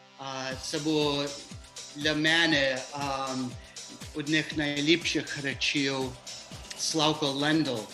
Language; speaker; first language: Ukrainian; early bilingual, heritage; Ukrainian